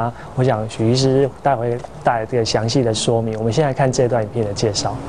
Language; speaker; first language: Chinese; native; Chinese